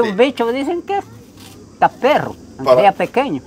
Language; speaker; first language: Spanish; native; Spanish